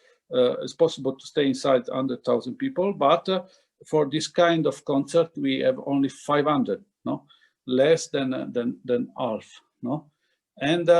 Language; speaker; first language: English; non-native, fluent; Italian